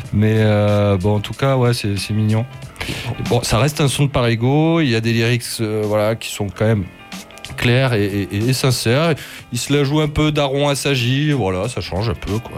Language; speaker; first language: French; native; French